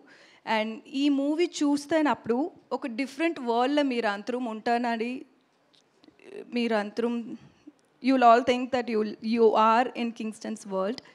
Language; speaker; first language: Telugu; non-native, learner; Tamil